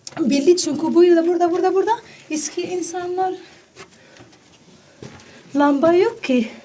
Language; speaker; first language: Turkish; non-native, learner; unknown